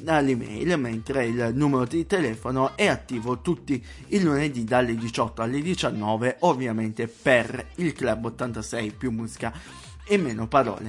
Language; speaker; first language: Italian; native; Italian